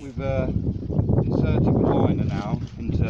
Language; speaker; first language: English; native; English